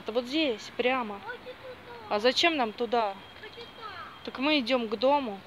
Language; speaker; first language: Russian; native; Russian